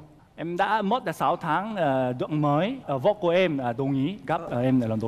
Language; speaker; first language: Vietnamese; non-native, fluent; Korean